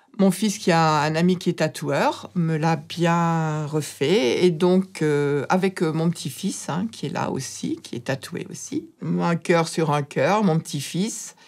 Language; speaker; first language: French; native; French